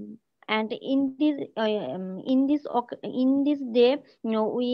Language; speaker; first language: English; non-native, learner; Bangla